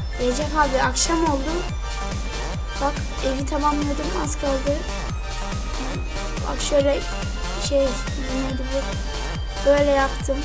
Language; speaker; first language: Turkish; native; Turkish